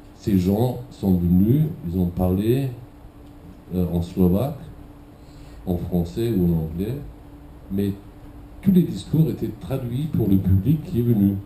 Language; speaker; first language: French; non-native, fluent; German